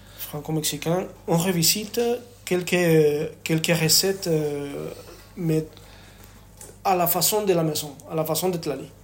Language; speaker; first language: French; non-native, fluent; Spanish